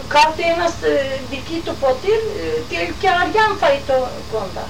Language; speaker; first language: Greek; non-native, local second language; Turkish